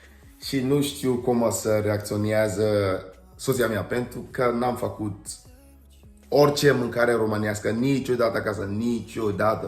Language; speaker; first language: Romanian; non-native, learner; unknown